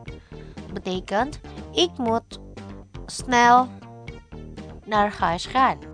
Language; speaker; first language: Dutch; non-native, fluent; Indonesian